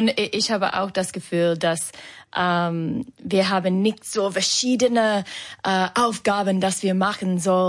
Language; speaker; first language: German; non-native, fluent; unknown